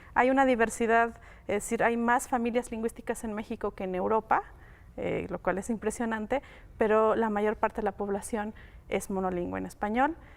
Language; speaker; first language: Spanish; non-native, local second language; Mixtepec Mixtec